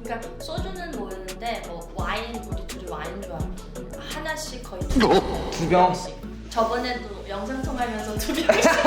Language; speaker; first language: Korean; early bilingual, heritage; Korean